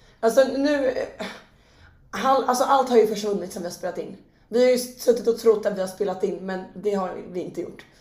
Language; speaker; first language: Swedish; native; Swedish